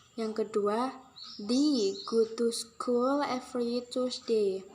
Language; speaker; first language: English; non-native, learner; Indonesian